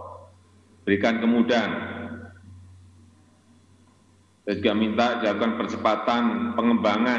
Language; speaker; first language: Indonesian; non-native, local second language; Javanese